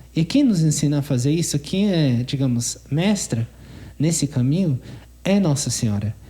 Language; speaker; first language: Portuguese; non-native, fluent; English